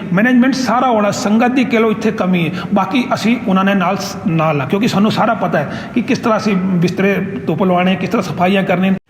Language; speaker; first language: Punjabi; non-native, local second language; Hindi